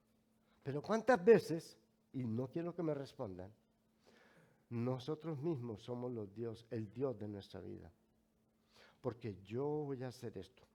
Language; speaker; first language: Spanish; native; Spanish